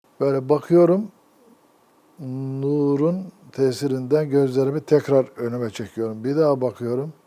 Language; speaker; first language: Turkish; native; Turkish